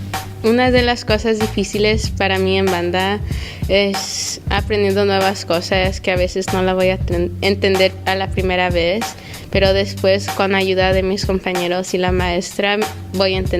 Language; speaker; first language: Spanish; early bilingual, other home language; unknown